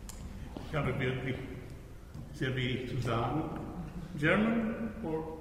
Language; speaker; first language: German; non-native, fluent; Italian